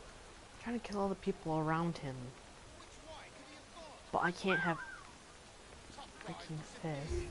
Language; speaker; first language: English; native; English